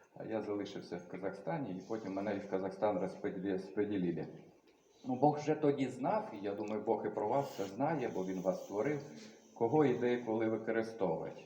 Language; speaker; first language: Ukrainian; native; Ukrainian